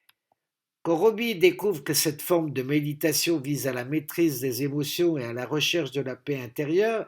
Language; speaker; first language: French; native; French